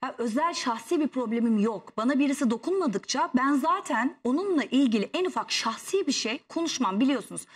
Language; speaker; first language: Turkish; native; Turkish